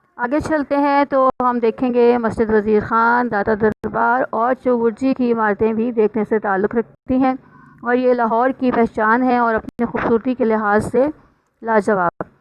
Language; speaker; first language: Urdu; native; Urdu